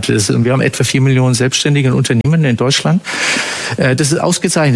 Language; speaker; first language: German; native; German